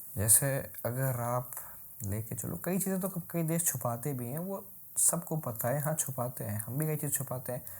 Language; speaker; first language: Hindi; native; Hindi